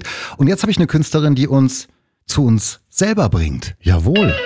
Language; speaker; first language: German; native; German